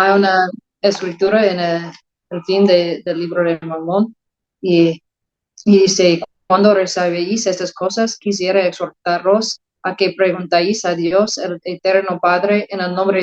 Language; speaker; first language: Spanish; non-native, learner; English